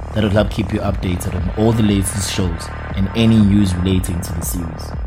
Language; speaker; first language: English; non-native, local second language; Zulu